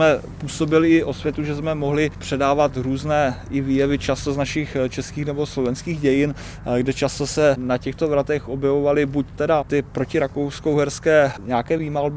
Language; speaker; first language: Czech; native; Czech